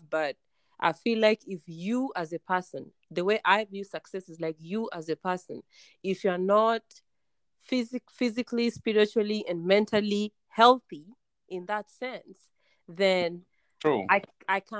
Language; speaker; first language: English; non-native, local second language; Luo (Kenya and Tanzania)